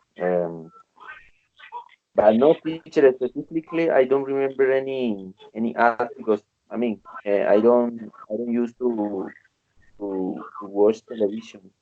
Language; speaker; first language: English; non-native, learner; Spanish